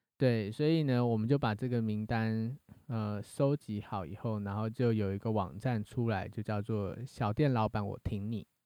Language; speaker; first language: Chinese; native; Chinese